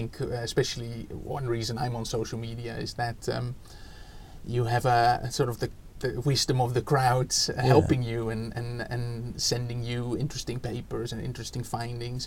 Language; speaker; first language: English; non-native, fluent; Dutch